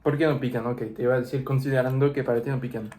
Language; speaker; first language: Spanish; non-native, learner; French